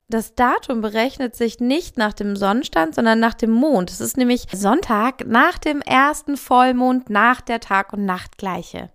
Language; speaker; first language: German; native; German